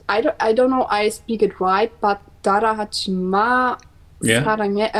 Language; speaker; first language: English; non-native, learner; German